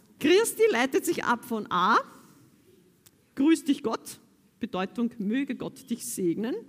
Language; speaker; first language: German; native; German